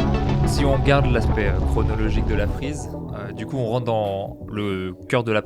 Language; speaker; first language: French; native; French